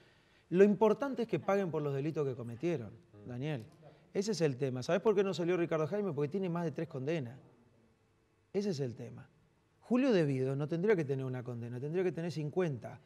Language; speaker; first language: Spanish; native; Spanish